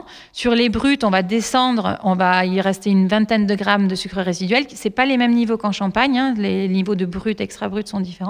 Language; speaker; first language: French; native; French